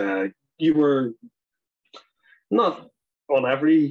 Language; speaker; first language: English; native; English